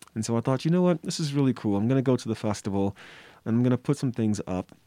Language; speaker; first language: English; native; English